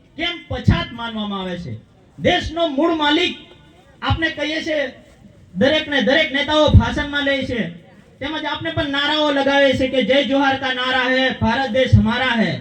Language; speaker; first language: Gujarati; non-native, local second language; Rathawi